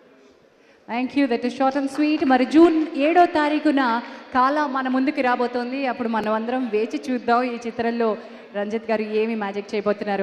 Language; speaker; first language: Telugu; native; Telugu